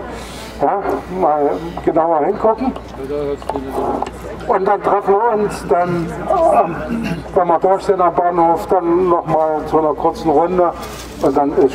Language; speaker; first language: German; native; German